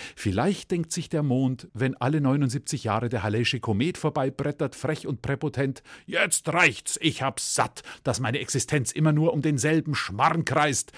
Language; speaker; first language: German; native; German